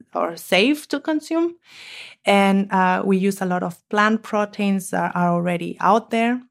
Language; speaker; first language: English; non-native, fluent; Spanish